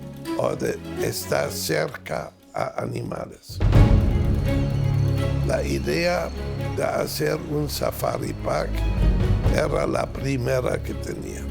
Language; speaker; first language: Spanish; non-native, fluent; German